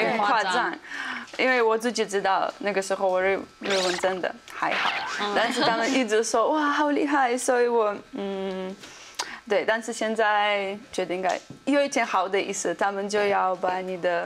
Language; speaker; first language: Chinese; non-native, fluent; Russian